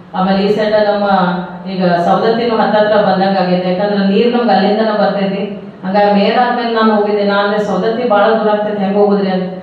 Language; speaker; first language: Kannada; native; Kannada